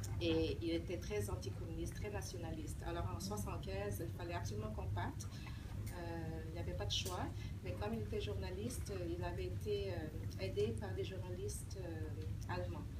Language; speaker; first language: French; early bilingual, other home language; Vietnamese